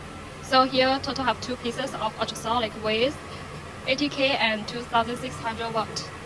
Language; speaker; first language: English; non-native, learner; Chinese